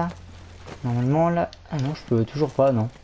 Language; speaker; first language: French; native; French